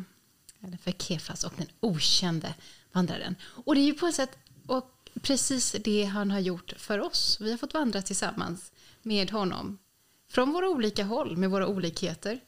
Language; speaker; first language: Swedish; native; Swedish